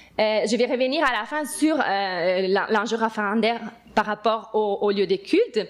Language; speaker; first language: French; non-native, fluent; Italian